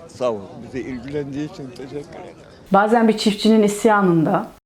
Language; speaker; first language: Turkish; native; Turkish